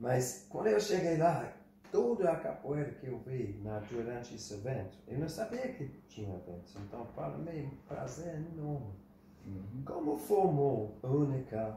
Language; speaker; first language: Portuguese; non-native, learner; English